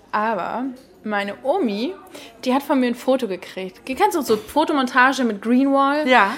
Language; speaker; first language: German; native; German